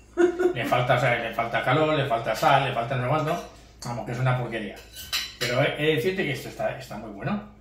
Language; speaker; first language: Spanish; native; Spanish